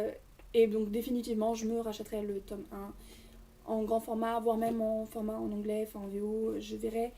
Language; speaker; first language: French; native; French